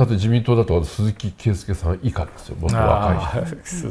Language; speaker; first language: Japanese; native; Japanese